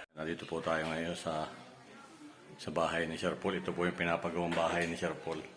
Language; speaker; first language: Filipino; native; Filipino